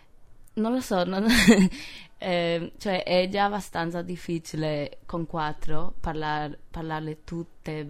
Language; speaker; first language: Italian; non-native, fluent; English